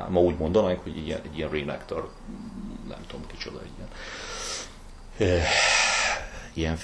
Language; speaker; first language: Hungarian; native; Hungarian